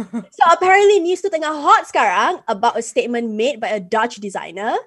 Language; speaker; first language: English; non-native, local second language; Malay